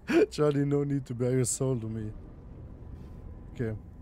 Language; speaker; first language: English; non-native, fluent; German